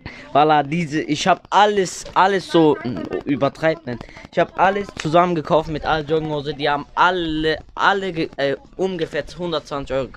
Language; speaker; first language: German; early bilingual, other home language; Turkish